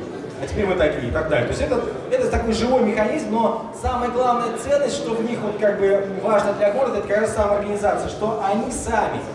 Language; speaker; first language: Russian; native; Russian